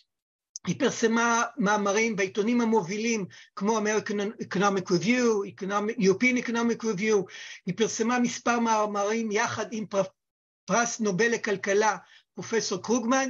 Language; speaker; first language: Hebrew; native; Hebrew